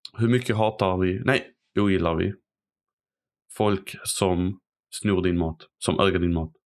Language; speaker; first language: Swedish; early bilingual, other home language; Arabic